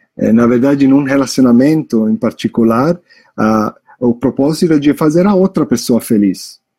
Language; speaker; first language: Portuguese; non-native, fluent; English